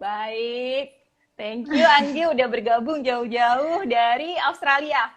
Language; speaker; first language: Indonesian; native; Indonesian